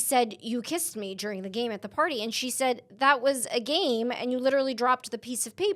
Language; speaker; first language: English; native; English